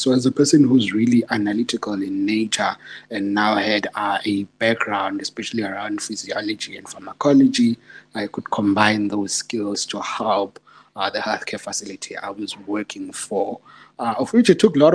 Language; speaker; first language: English; non-native, local second language; Zulu